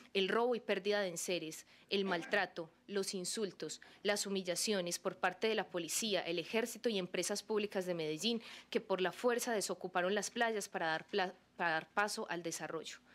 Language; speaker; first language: Spanish; native; Spanish